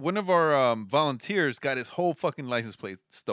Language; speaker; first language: English; early bilingual, other home language; Spanish